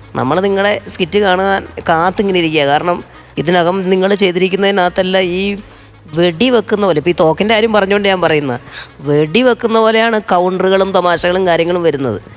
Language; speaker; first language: Malayalam; native; Malayalam